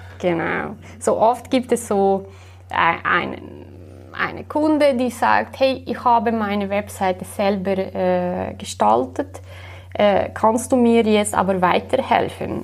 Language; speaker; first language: German; non-native, fluent; Slovenian